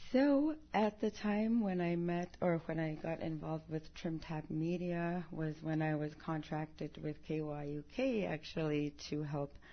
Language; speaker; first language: English; early bilingual, other home language; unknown